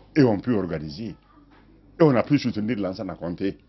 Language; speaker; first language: French; non-native, local second language; Mandingo